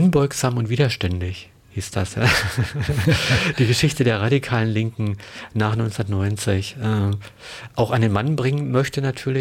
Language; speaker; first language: German; native; German